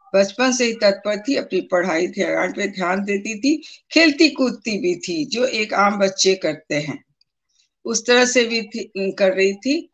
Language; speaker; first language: Hindi; native; Hindi